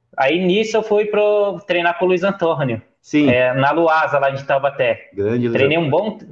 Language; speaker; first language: Portuguese; native; Portuguese